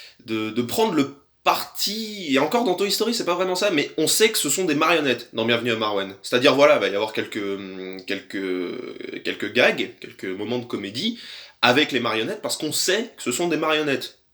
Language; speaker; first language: French; native; French